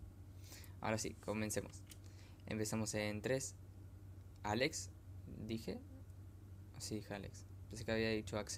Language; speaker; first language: Spanish; native; Spanish